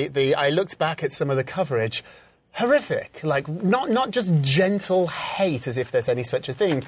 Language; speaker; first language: English; native; English